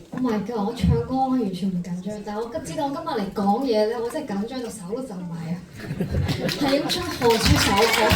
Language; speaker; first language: Cantonese; non-native, fluent; Chinese